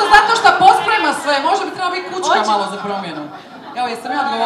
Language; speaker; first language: Croatian; native; Croatian